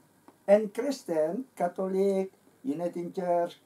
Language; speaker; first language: English; non-native, learner; Indonesian